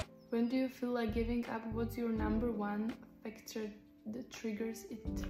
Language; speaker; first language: English; non-native, fluent; Slovak